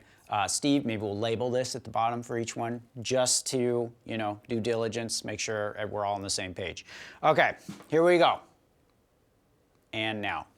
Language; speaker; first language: English; native; English